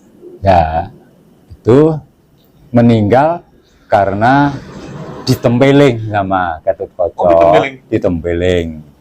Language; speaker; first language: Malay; non-native, local second language; Javanese